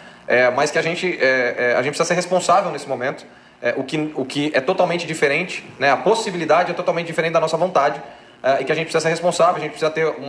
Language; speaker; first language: Portuguese; native; Portuguese